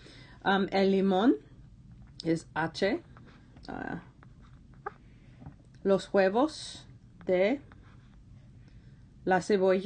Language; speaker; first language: Spanish; non-native, fluent; English